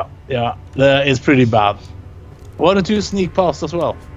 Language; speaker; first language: English; non-native, fluent; Norwegian